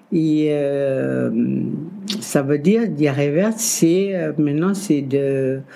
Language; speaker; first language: French; non-native, local second language; Kabuverdianu